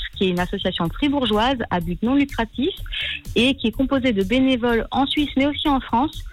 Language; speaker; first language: French; early bilingual, other home language; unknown